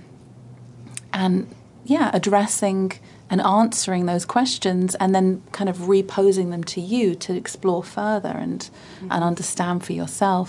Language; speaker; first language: English; native; English